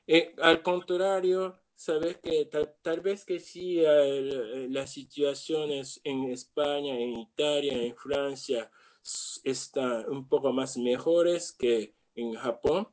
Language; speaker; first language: Spanish; non-native, learner; Japanese